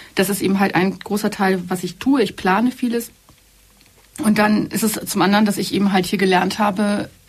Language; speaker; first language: German; native; German